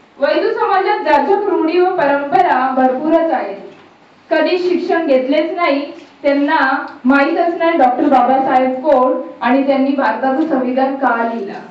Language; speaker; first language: Marathi; non-native, local second language; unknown